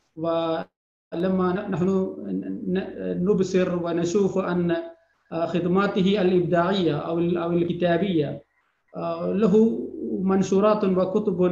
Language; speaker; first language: Arabic; non-native, fluent; Malayalam